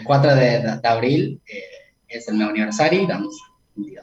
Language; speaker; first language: Catalan; non-native, learner; Spanish